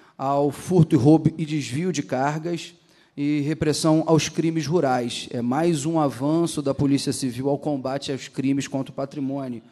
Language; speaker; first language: Portuguese; native; Portuguese